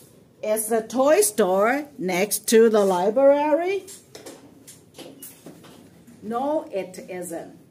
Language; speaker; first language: English; non-native, fluent; Chinese